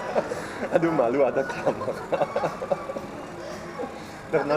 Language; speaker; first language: Indonesian; non-native, fluent; German